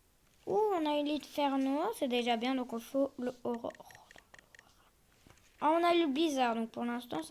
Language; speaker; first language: French; native; French